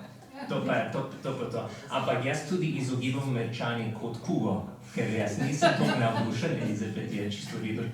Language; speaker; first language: Slovenian; non-native, fluent; English